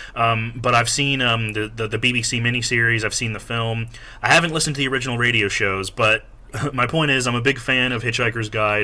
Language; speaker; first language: English; native; English